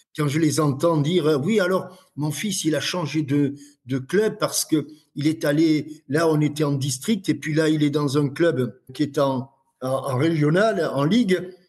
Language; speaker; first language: French; native; French